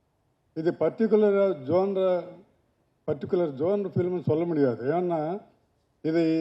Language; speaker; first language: Tamil; non-native, learner; Telugu